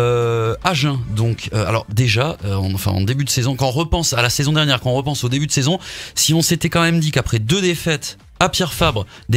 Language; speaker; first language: French; native; French